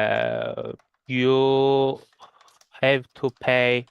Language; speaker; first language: English; non-native, learner; Turkish